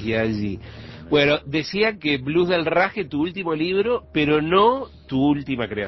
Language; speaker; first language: Spanish; native; Spanish